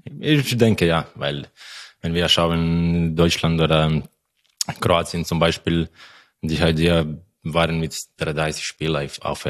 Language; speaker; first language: German; non-native, learner; Croatian